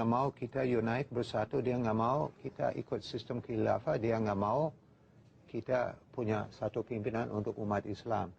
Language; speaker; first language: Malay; non-native, fluent; English